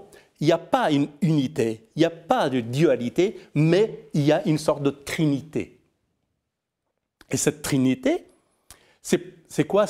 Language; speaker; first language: French; non-native, fluent; Persian